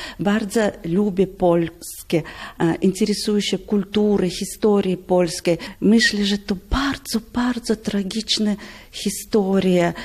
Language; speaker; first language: Polish; non-native, learner; Russian